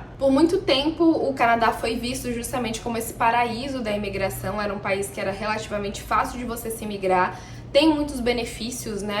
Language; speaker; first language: Portuguese; native; Portuguese